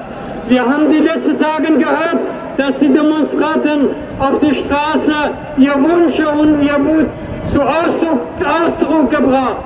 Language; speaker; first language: German; non-native, fluent; Persian